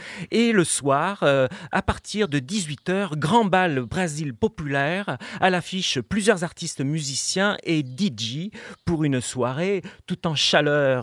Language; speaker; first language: French; native; French